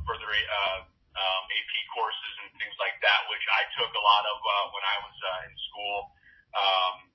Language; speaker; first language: English; native; English